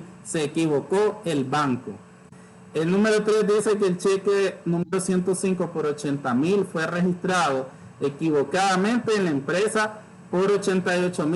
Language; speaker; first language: Spanish; native; Spanish